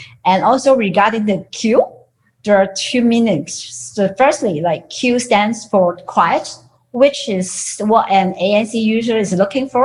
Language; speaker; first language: English; non-native, fluent; Chinese